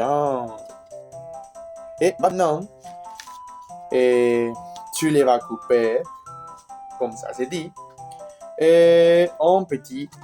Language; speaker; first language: French; non-native, learner; Spanish